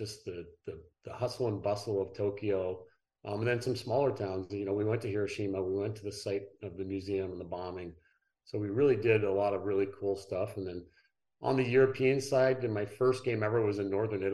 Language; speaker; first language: English; native; English